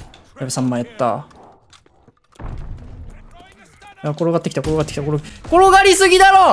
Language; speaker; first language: Japanese; native; Japanese